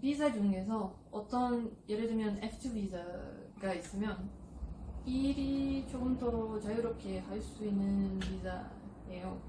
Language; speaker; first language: Korean; non-native, fluent; Portuguese